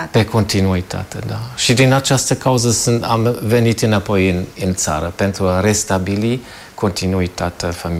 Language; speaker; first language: Romanian; non-native, fluent; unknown